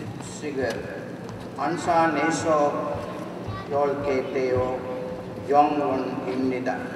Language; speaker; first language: Korean; non-native, learner; Sinhala